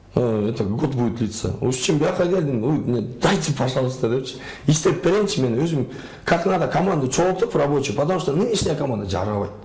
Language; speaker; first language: Russian; non-native, local second language; Kyrgyz